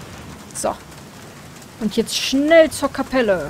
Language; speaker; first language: German; native; German